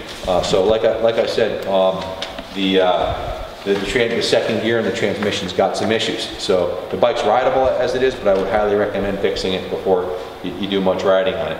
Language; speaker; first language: English; native; English